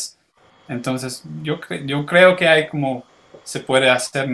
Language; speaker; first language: Spanish; early bilingual, heritage; English